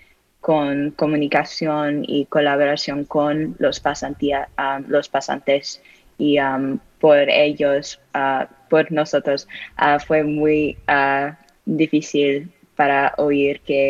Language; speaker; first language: Spanish; non-native, learner; English